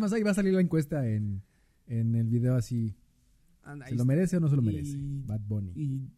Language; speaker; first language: Spanish; native; Spanish